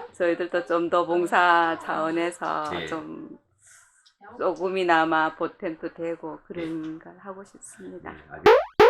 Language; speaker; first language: Korean; non-native, fluent; Khmer